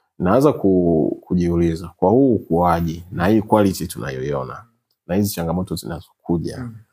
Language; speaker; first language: Swahili; native; Swahili